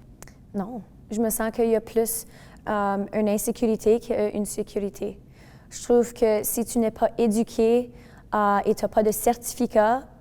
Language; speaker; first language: French; non-native, local second language; English